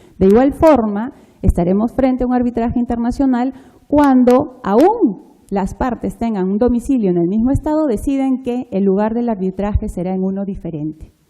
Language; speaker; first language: Spanish; native; Spanish